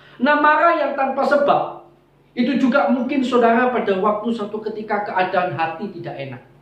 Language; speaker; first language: Indonesian; non-native, local second language; Javanese